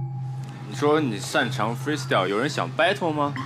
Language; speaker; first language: Chinese; native; Chinese